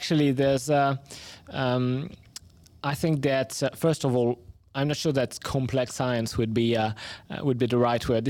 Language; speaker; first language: English; non-native, fluent; French